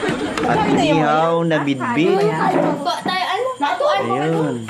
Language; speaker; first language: Filipino; native; Filipino